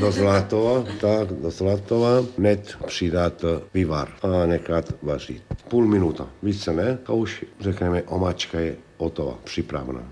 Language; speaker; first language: Czech; non-native, learner; Italian